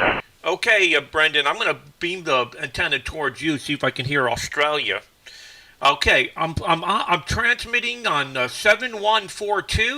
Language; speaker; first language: English; native; English